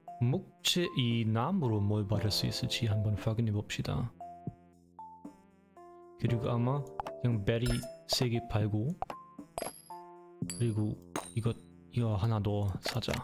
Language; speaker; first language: Korean; non-native, learner; German